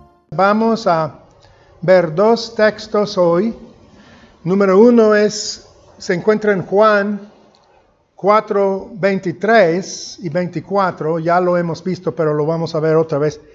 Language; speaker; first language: Spanish; non-native, fluent; English